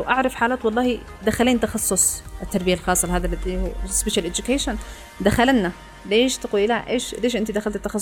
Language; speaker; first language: Arabic; native; Arabic